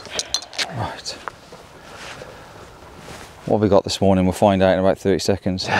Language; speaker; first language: English; native; English